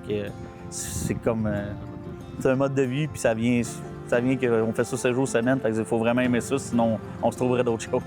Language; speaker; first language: French; native; French